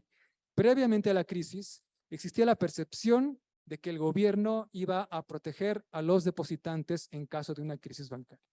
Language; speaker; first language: Spanish; native; Spanish